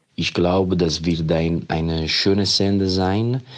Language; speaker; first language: German; non-native, fluent; Italian